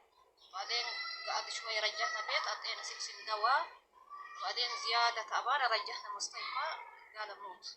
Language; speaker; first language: Arabic; non-native, learner; Oromo